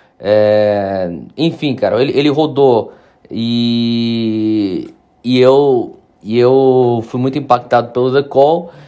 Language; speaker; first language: Portuguese; native; Portuguese